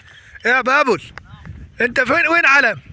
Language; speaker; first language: Arabic; native; Arabic